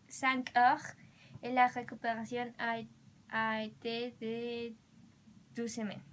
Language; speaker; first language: French; non-native, learner; Spanish